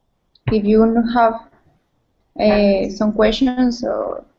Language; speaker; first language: English; non-native, learner; Spanish